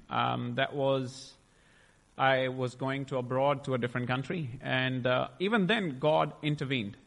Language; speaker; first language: English; non-native, local second language; Punjabi